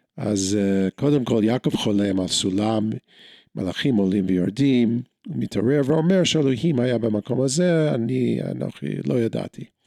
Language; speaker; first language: Hebrew; non-native, fluent; English